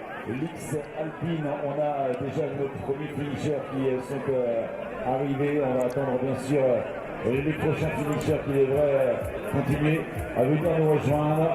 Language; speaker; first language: French; native; French